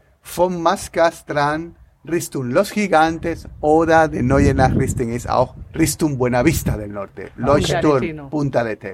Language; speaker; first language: German; non-native, learner; Spanish